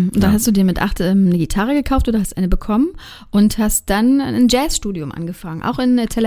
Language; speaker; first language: German; native; German